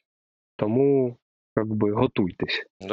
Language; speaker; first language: Ukrainian; native; Ukrainian